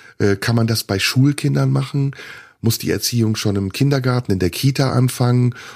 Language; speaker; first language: German; early bilingual, other home language; Turkish